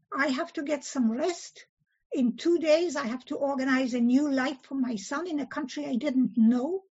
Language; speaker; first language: English; early bilingual, other home language; Polish